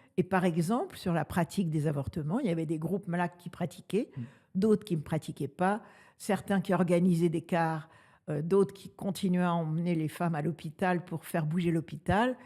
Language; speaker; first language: French; native; French